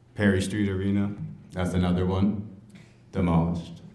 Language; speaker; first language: English; native; English